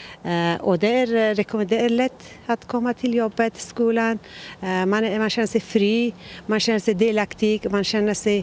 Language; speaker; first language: Swedish; non-native, learner; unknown